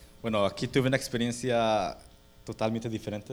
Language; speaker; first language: Spanish; early bilingual, heritage; Spanish